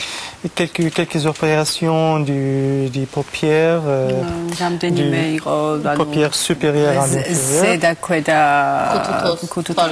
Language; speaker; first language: French; non-native, fluent; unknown